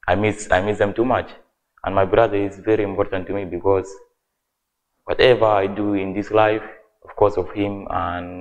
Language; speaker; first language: English; non-native, learner; Arabic